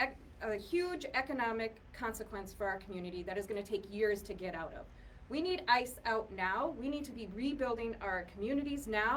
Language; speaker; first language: English; native; English